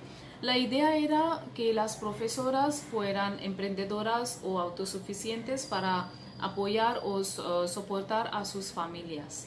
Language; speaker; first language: Spanish; non-native, fluent; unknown